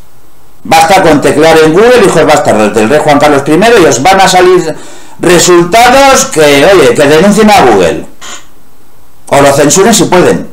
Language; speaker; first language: Spanish; native; Spanish